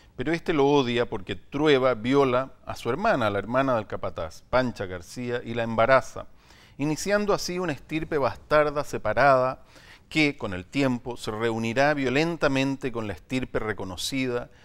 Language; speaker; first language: Spanish; native; Spanish